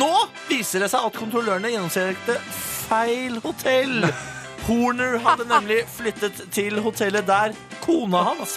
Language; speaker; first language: Norwegian; native; Norwegian